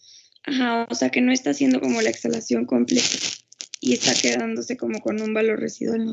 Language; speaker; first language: Spanish; native; Spanish